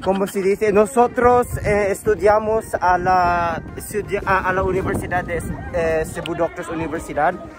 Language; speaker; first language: Spanish; non-native, learner; Cebuano